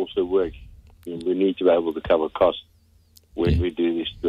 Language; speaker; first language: English; non-native, local second language; Afrikaans